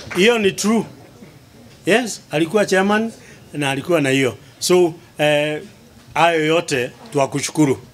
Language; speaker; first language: Swahili; non-native, local second language; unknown